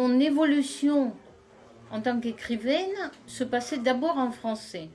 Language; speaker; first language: French; non-native, fluent; Russian